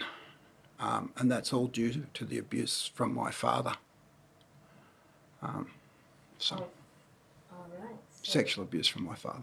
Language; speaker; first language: English; native; English